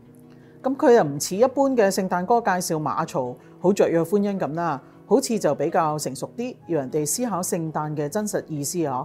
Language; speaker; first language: Chinese; native; Chinese